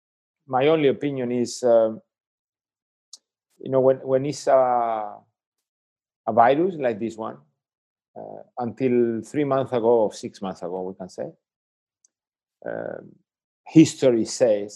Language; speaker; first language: English; non-native, fluent; Spanish